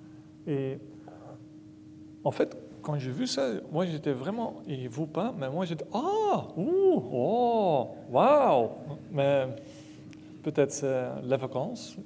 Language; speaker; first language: French; non-native, learner; Dutch